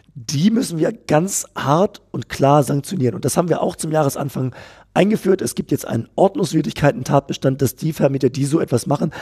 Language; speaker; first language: German; native; German